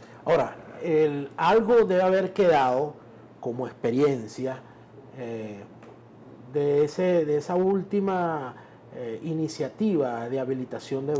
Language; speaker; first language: Spanish; native; Spanish